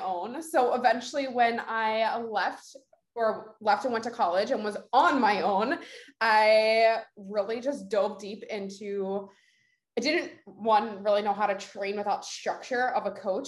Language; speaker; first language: English; native; English